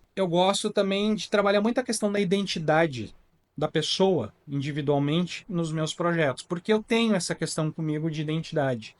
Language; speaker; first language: Portuguese; native; Portuguese